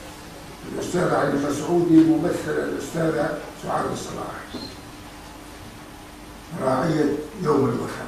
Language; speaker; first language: Arabic; native; Arabic